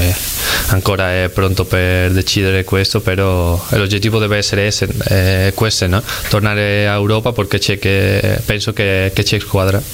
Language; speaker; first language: Italian; non-native, fluent; Spanish